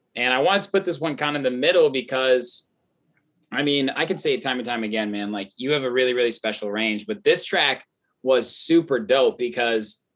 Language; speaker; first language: English; native; English